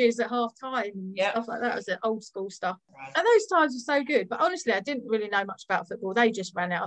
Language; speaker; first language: English; native; English